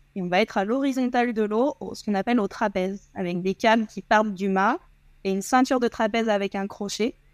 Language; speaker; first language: French; native; French